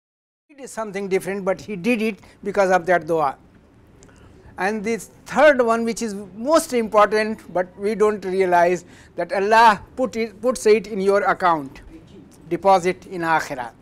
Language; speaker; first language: English; non-native, fluent; Urdu